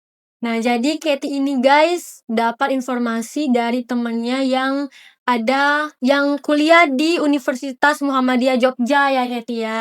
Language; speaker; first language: Indonesian; native; Indonesian